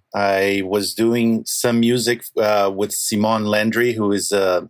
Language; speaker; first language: English; non-native, fluent; Portuguese